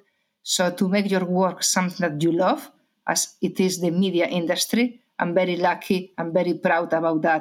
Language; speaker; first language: English; non-native, fluent; Spanish